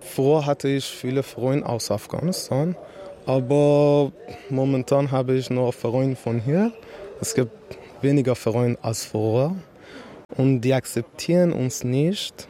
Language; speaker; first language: German; non-native, learner; Persian